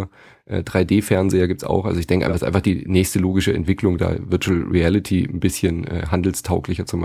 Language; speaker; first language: German; native; German